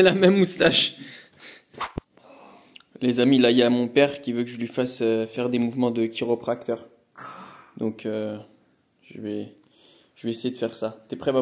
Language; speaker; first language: French; native; French